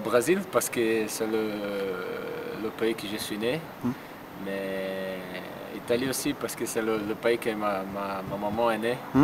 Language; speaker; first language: French; non-native, learner; Portuguese